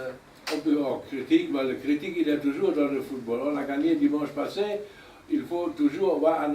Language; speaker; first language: French; non-native, learner; German